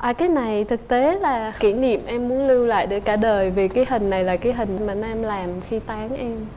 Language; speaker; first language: Vietnamese; native; Vietnamese